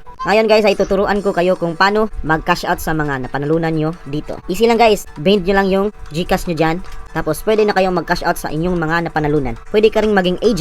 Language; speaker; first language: Filipino; non-native, local second language; Cebuano